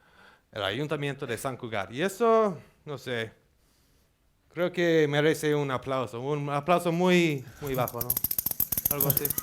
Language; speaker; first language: Spanish; non-native, fluent; English